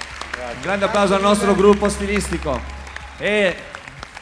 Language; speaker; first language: Italian; native; Italian